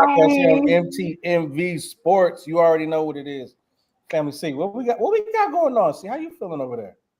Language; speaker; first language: English; native; English